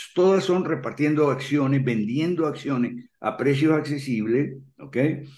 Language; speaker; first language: Spanish; native; Spanish